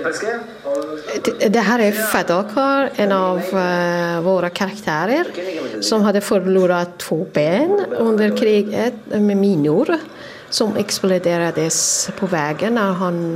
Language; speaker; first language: Swedish; non-native, fluent; Persian